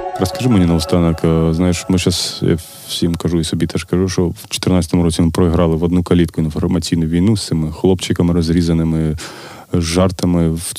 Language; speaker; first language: Ukrainian; non-native, local second language; Russian